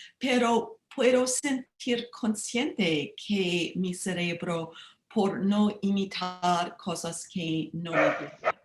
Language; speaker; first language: Spanish; non-native, learner; English